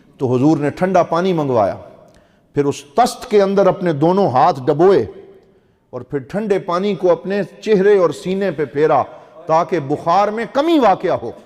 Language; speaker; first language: Urdu; non-native, local second language; Punjabi